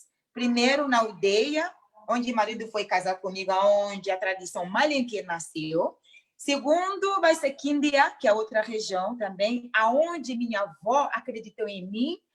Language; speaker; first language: Portuguese; non-native, local second language; Mandingo